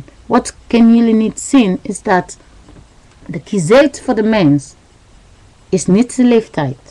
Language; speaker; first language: Dutch; non-native, learner; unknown